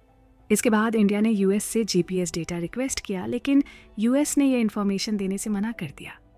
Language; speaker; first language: Hindi; native; Hindi